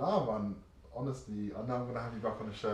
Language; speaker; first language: English; native; English